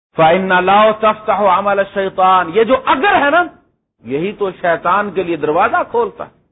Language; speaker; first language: Urdu; non-native, local second language; Punjabi